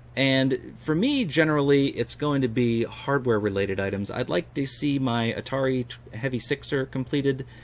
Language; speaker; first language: English; native; English